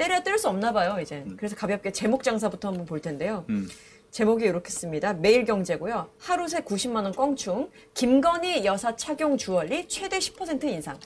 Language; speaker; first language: Korean; native; Korean